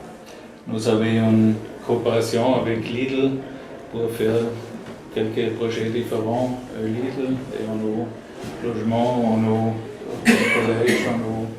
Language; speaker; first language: French; non-native, learner; German